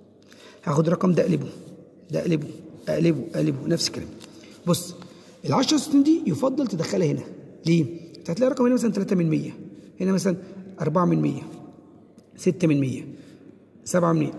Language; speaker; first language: Arabic; native; Arabic